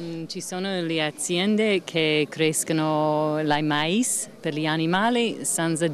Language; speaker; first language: Italian; non-native, learner; English